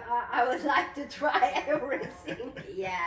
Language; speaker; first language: English; non-native, learner; Russian